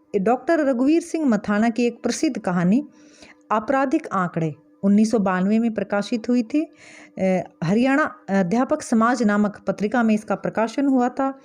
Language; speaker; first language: Hindi; native; Hindi